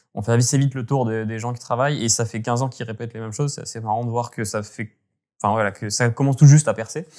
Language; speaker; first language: French; native; French